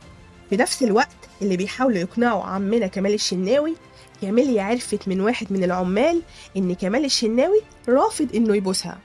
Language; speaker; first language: Arabic; native; Arabic